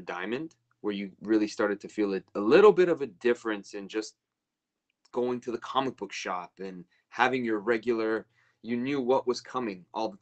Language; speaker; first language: English; native; English